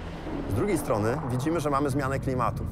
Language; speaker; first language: Polish; native; Polish